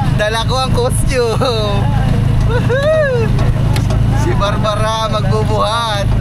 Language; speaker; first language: Filipino; native; Filipino